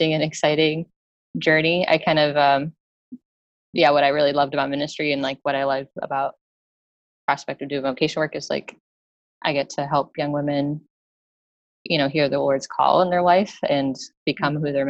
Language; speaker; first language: English; native; English